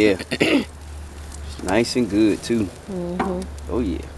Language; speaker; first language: English; native; English